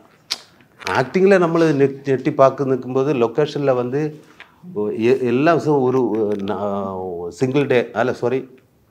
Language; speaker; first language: Tamil; non-native, learner; Malayalam